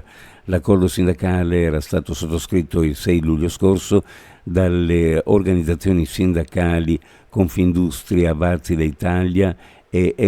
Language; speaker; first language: Italian; native; Italian